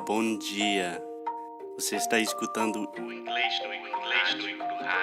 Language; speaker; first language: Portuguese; non-native, fluent; English